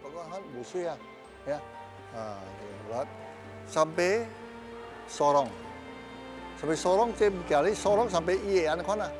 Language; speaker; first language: Indonesian; non-native, local second language; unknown